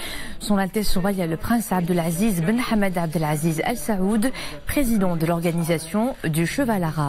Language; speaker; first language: French; non-native, local second language; Arabic